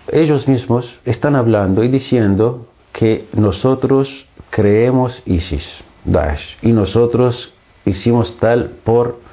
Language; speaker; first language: Spanish; non-native, fluent; Arabic